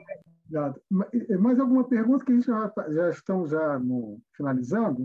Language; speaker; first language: Portuguese; native; Portuguese